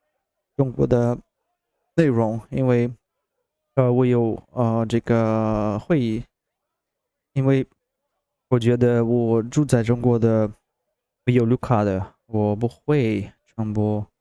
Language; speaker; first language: Chinese; non-native, learner; Russian